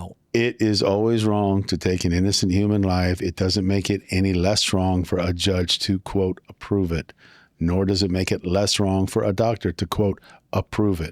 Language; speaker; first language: English; native; English